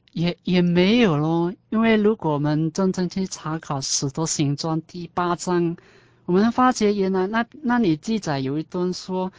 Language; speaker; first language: Chinese; non-native, local second language; Hakka Chinese